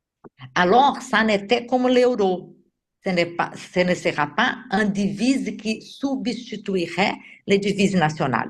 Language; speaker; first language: French; non-native, fluent; Portuguese